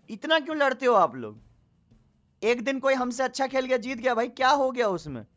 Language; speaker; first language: Hindi; native; Hindi